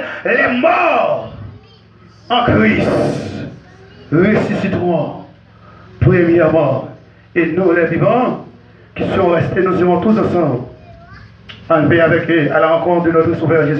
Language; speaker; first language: French; non-native, local second language; Haitian Creole